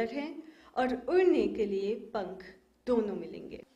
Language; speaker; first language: Hindi; non-native, local second language; Morisyen